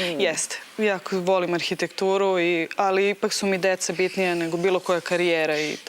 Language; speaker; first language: Serbian; native; Serbian